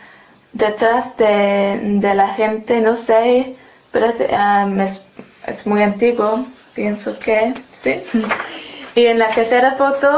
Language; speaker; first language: Spanish; non-native, learner; English